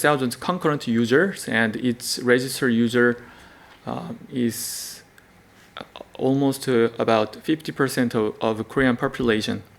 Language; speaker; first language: English; non-native, learner; Korean